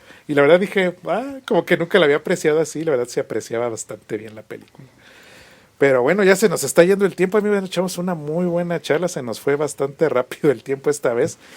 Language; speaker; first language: Spanish; native; Spanish